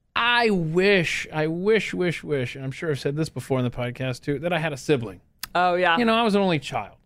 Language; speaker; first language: English; native; English